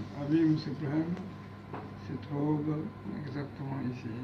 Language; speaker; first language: French; non-native, learner; Japanese